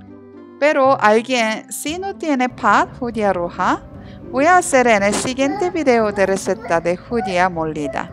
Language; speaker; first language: Spanish; non-native, learner; Korean